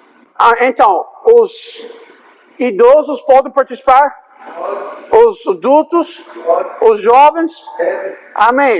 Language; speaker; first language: Portuguese; non-native, fluent; English